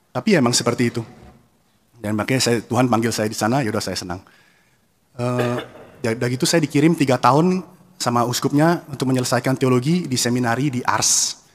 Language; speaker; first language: Indonesian; native; Indonesian